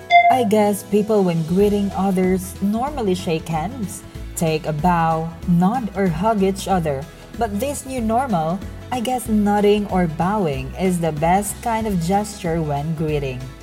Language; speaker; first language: English; non-native, local second language; Cebuano